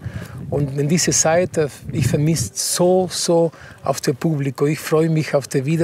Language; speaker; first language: German; non-native, fluent; Spanish